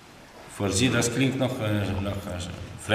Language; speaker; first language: German; non-native, learner; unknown